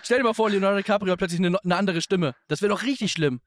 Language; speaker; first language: German; native; German